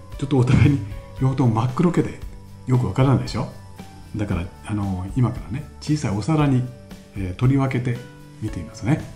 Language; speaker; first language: Japanese; native; Japanese